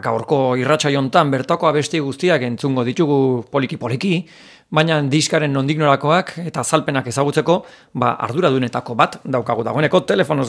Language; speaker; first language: Basque; native; Basque